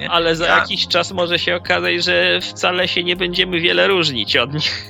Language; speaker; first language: Polish; native; Polish